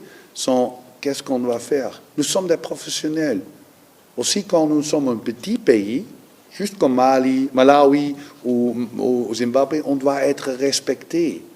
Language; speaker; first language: French; non-native, learner; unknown